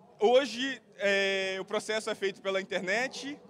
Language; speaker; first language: Portuguese; native; Portuguese